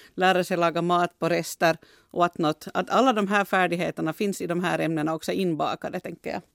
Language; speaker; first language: Swedish; native; Swedish